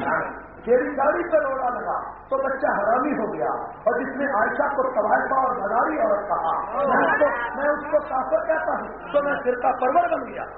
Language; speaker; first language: Urdu; native; Urdu